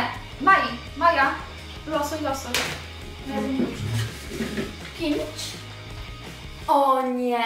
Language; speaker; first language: Polish; native; Polish